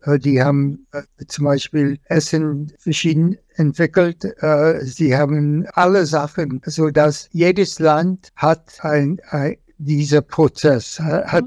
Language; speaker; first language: German; non-native, fluent; English